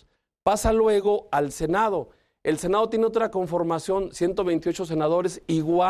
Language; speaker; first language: Spanish; native; Spanish